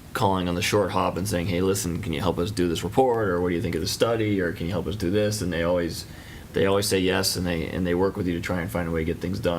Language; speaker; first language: English; native; English